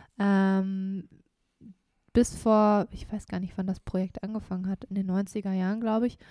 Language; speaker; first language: German; native; German